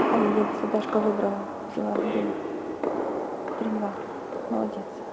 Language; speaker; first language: Russian; native; Russian